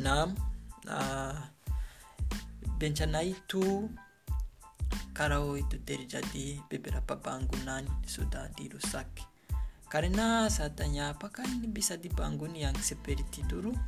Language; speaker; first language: Indonesian; non-native, learner; Kinyarwanda